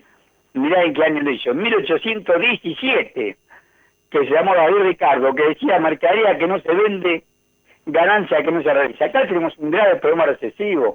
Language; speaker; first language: Spanish; native; Spanish